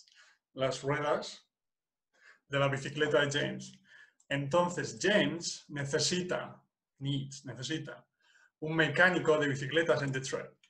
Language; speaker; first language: Spanish; non-native, fluent; English